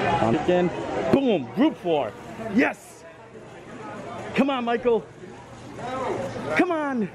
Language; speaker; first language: English; native; English